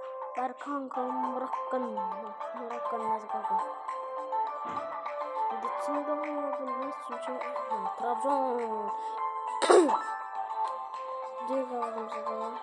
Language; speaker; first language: Turkish; non-native, learner; Azerbaijani